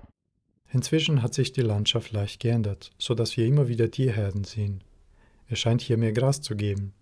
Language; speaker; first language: German; native; German